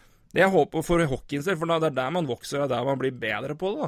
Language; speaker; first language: Norwegian; native; Norwegian